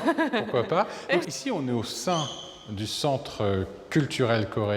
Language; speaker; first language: French; native; French